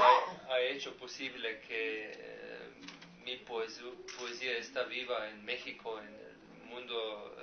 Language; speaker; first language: Spanish; non-native, learner; Slovenian